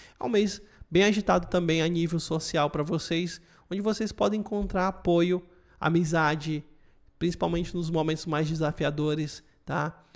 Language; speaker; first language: Portuguese; native; Portuguese